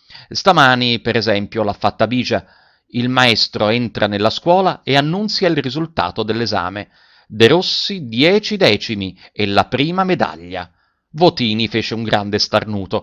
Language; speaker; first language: Italian; native; Italian